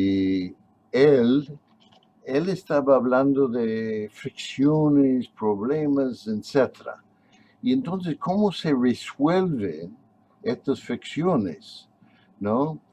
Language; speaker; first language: Spanish; non-native, fluent; English